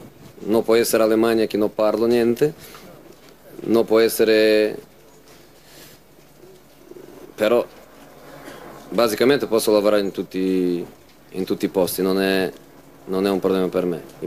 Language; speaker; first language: Italian; non-native, fluent; Portuguese